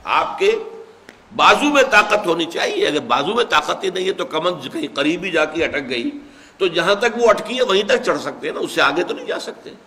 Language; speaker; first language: Urdu; native; Urdu